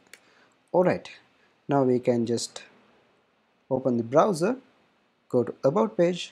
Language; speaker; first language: English; non-native, fluent; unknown